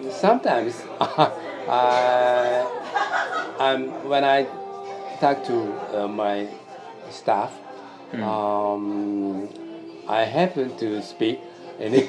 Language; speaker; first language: English; non-native, learner; Japanese